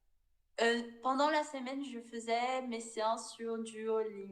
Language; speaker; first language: French; non-native, fluent; Portuguese